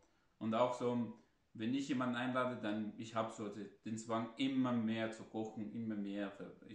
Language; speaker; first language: German; non-native, fluent; Arabic